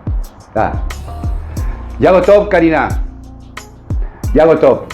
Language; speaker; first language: Russian; non-native, learner; Spanish